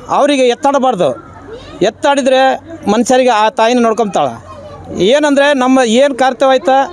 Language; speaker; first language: Kannada; non-native, local second language; Lambadi